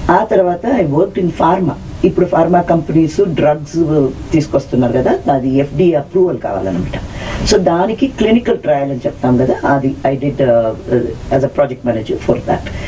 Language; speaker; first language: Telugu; non-native, local second language; Tamil